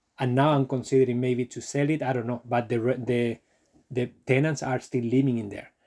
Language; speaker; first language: English; non-native, fluent; Spanish